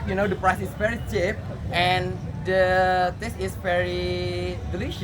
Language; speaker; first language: English; non-native, learner; Indonesian